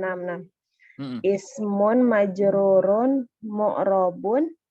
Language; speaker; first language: Arabic; non-native, learner; Indonesian